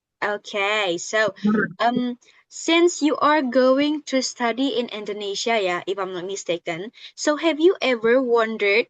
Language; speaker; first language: English; non-native, fluent; Indonesian